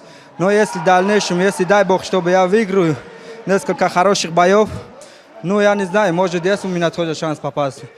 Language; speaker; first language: Russian; non-native, fluent; Tajik